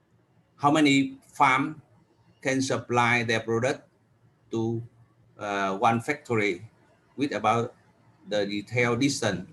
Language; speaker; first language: English; non-native, learner; Vietnamese